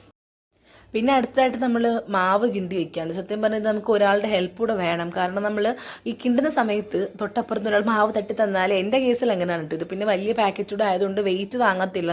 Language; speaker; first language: Malayalam; native; Malayalam